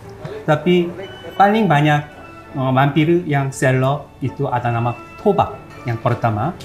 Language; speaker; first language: Indonesian; non-native, learner; Korean